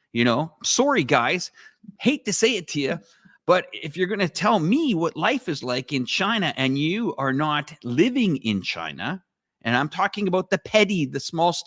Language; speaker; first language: English; native; English